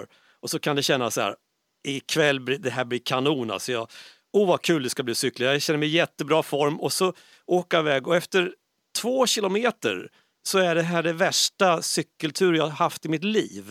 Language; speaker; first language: Swedish; native; Swedish